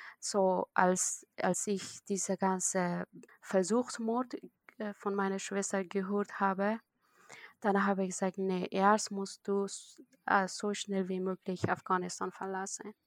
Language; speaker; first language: German; non-native, learner; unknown